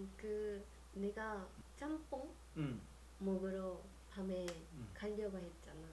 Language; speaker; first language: Korean; non-native, learner; Japanese